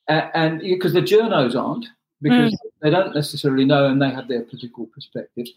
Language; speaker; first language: English; non-native, local second language; Urdu